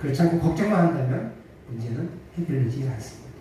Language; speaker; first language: Korean; native; Korean